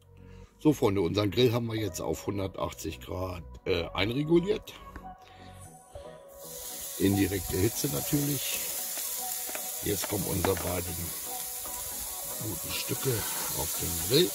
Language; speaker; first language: German; native; German